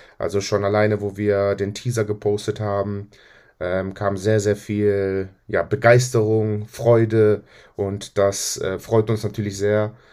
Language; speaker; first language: German; early bilingual, other home language; Greek